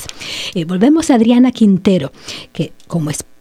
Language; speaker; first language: Spanish; native; Spanish